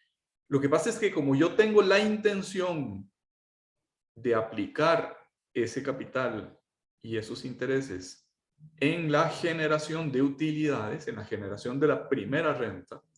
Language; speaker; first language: Spanish; native; Spanish